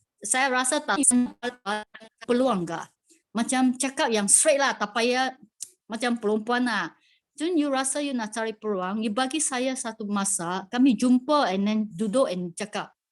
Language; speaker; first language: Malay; non-native, local second language; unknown